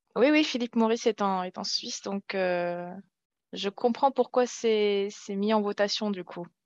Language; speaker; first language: French; native; French